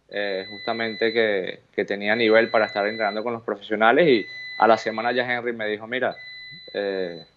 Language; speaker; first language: Spanish; native; Spanish